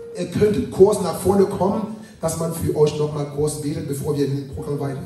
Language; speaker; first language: German; non-native, fluent; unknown